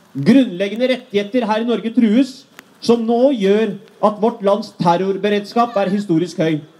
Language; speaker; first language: Norwegian; early bilingual, other home language; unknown